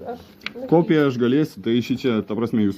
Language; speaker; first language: Lithuanian; native; Lithuanian